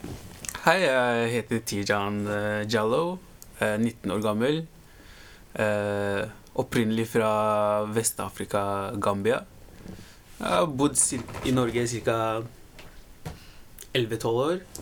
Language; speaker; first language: Norwegian; early bilingual, other home language; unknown